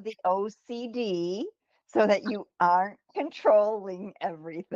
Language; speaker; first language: English; native; English